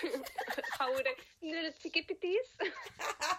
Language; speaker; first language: English; non-native, fluent; Catalan